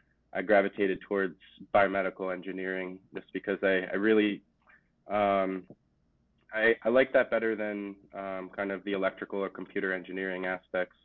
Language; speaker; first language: English; native; English